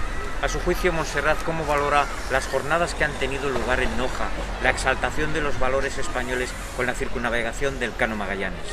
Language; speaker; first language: Spanish; native; Spanish